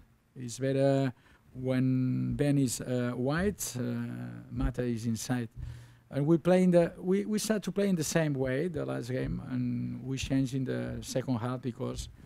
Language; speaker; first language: English; non-native, learner; Spanish